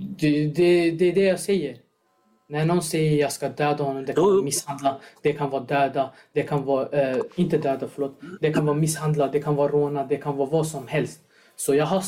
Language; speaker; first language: Swedish; non-native, fluent; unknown